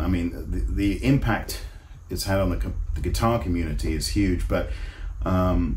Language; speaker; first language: English; native; English